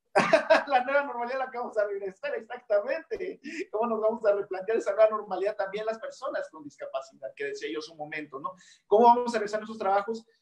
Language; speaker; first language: Spanish; native; Spanish